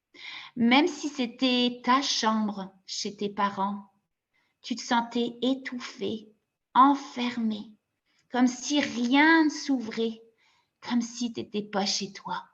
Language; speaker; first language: French; native; French